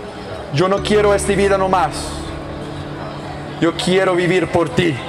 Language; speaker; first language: Spanish; non-native, learner; English